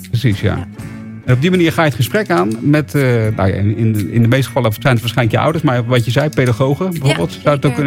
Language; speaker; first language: Dutch; native; Dutch